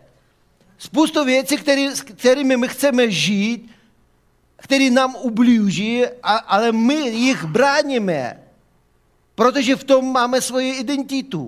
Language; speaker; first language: Czech; non-native, fluent; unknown